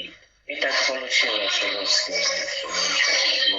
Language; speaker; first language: Russian; non-native, learner; Portuguese